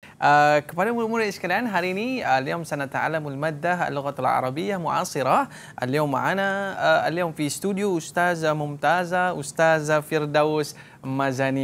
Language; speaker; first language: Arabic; non-native, fluent; Malay